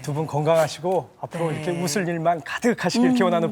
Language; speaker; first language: Korean; native; Korean